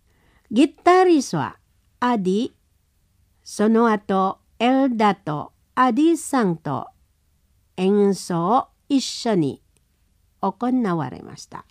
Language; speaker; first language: Japanese; non-native, learner; Indonesian